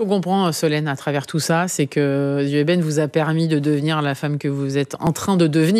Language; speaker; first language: French; native; French